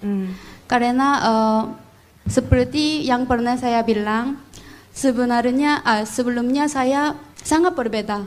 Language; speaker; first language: Indonesian; non-native, fluent; Korean